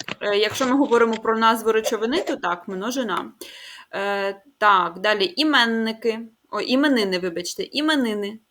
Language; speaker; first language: Ukrainian; native; Ukrainian